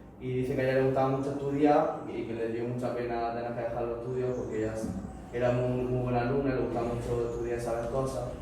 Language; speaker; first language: Spanish; native; Spanish